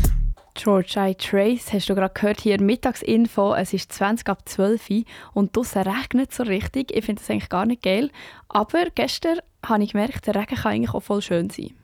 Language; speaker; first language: German; native; German